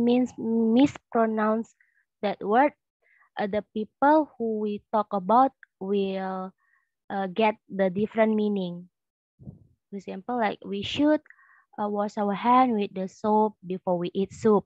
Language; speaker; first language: English; non-native, learner; Indonesian